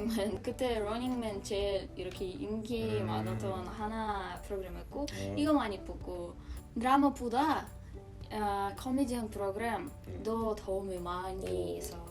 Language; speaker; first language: Korean; non-native, learner; Russian